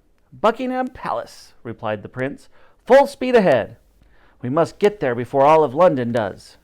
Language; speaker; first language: English; native; English